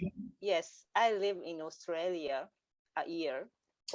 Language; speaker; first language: English; non-native, learner; Japanese